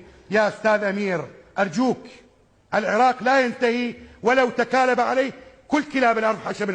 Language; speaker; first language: Arabic; native; Arabic